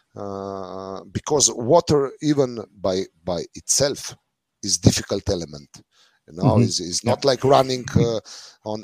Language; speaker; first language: English; non-native, fluent; Slovenian